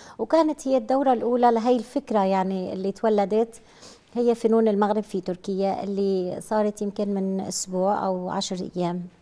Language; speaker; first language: Arabic; native; Arabic